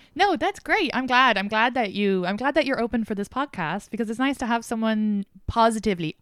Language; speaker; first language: English; native; English